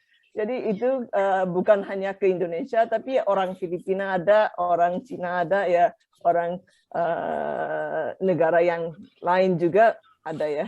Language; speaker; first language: Indonesian; non-native, fluent; Japanese